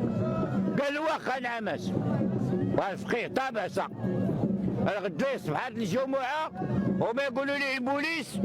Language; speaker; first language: Arabic; native; Arabic